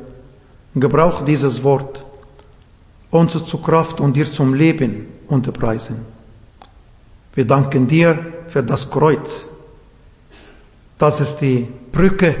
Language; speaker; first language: German; non-native, fluent; Arabic